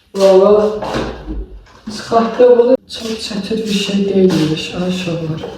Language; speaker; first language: Turkish; non-native, fluent; Azerbaijani